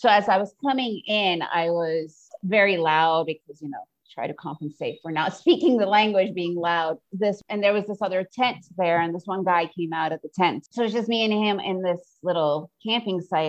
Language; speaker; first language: English; native; English